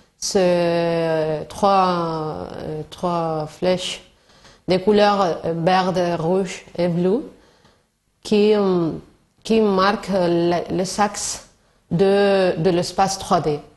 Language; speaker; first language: French; non-native, learner; Spanish